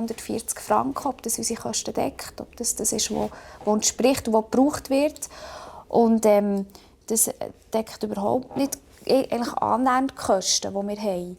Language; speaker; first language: German; native; German